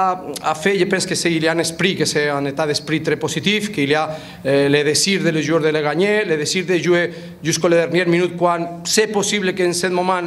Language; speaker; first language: French; non-native, fluent; Spanish